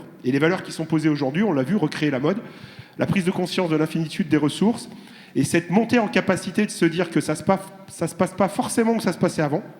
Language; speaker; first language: French; native; French